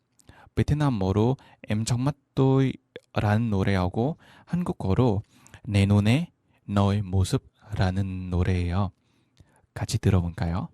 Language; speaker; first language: Korean; non-native, fluent; Vietnamese